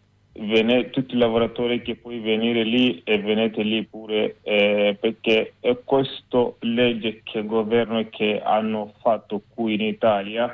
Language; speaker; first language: Italian; non-native, learner; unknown